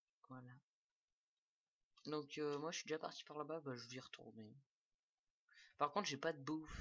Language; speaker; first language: French; native; French